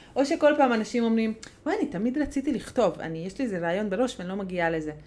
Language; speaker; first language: Hebrew; non-native, fluent; Hungarian